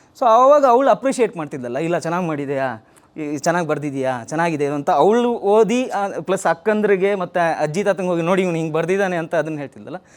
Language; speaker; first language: Kannada; native; Kannada